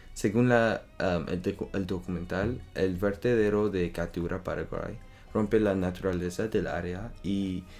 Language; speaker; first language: Spanish; non-native, learner; French